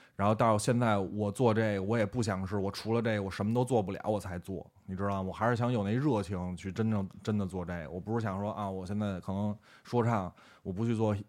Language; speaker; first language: Chinese; native; Chinese